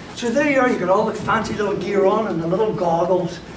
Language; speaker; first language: English; native; English